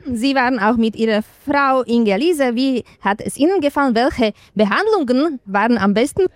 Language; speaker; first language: German; native; German